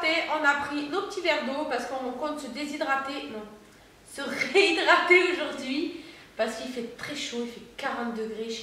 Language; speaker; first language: French; native; French